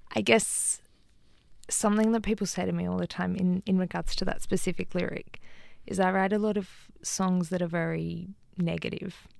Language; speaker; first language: English; native; English